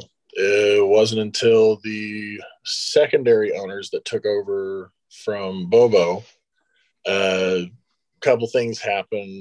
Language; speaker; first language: English; native; English